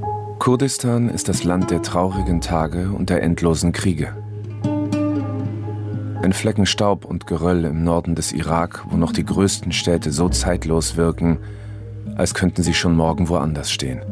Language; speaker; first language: German; native; German